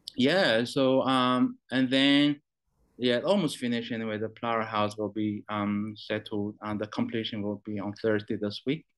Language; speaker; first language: English; non-native, fluent; Chinese